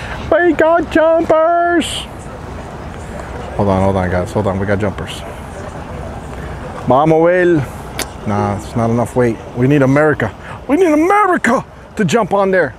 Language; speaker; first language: English; early bilingual, other home language; Spanish